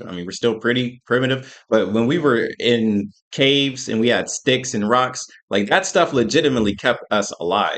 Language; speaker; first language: English; native; English